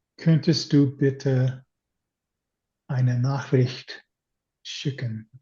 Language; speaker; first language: German; non-native, learner; English